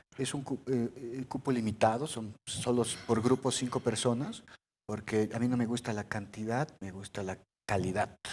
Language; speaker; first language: Spanish; early bilingual, heritage; Spanish